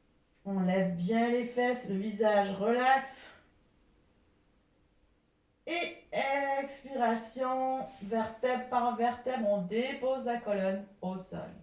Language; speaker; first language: French; native; French